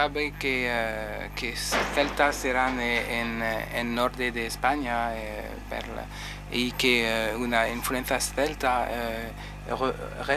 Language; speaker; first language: Spanish; non-native, learner; French